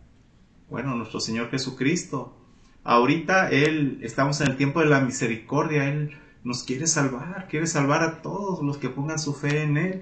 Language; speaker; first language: Spanish; native; Spanish